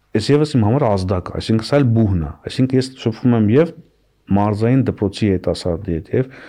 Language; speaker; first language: Armenian; native; Armenian